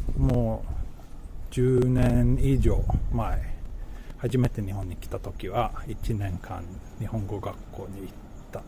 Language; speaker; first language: Japanese; non-native, learner; Swedish